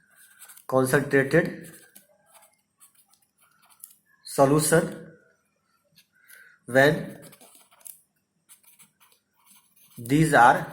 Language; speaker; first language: English; non-native, local second language; Hindi